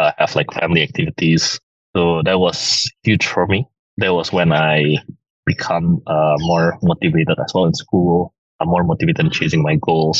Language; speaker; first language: English; early bilingual, other home language; Indonesian